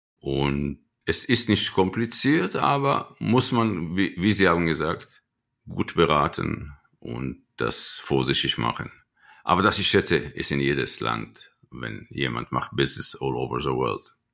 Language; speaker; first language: German; non-native, fluent; Hebrew